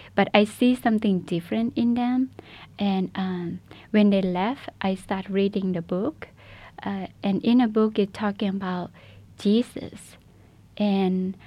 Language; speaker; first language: English; non-native, fluent; Burmese